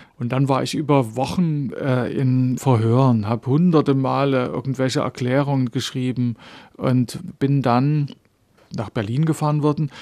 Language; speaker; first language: German; native; German